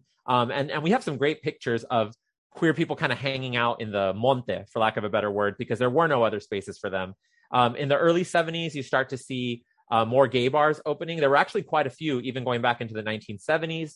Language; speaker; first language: English; native; English